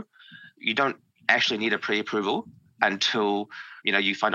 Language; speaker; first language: English; native; English